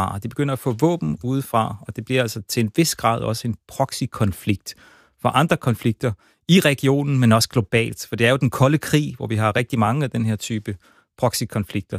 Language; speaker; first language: Danish; native; Danish